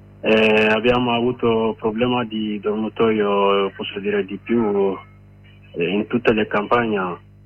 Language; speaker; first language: Italian; non-native, learner; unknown